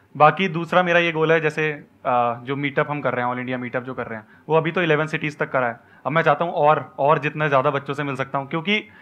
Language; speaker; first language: Hindi; native; Hindi